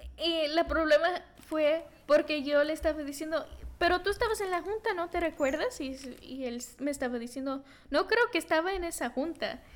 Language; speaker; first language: Spanish; early bilingual, heritage; Spanish